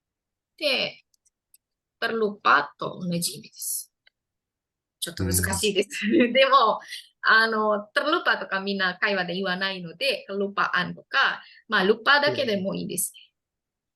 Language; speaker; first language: Japanese; non-native, fluent; Indonesian